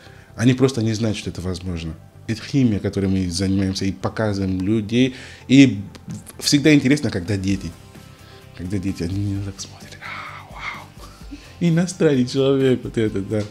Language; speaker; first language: Russian; non-native, learner; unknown